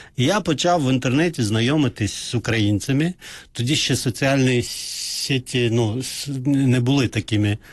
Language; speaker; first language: Ukrainian; non-native, fluent; Azerbaijani